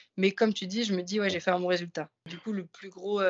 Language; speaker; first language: French; native; French